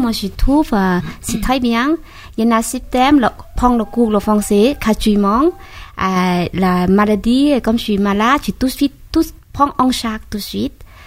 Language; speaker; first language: French; non-native, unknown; Thai